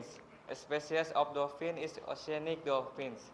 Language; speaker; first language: English; non-native, learner; Indonesian